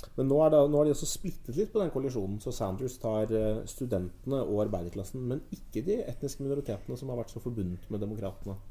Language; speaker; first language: Norwegian; native; Norwegian